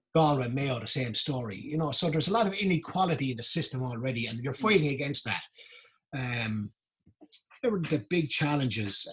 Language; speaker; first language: English; native; English